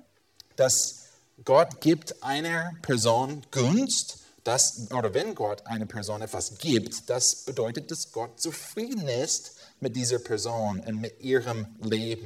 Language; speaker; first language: German; non-native, fluent; English